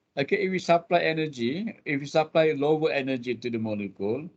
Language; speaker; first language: English; non-native, local second language; Malay